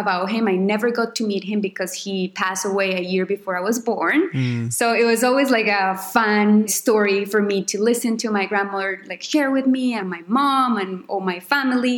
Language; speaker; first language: English; non-native, fluent; Spanish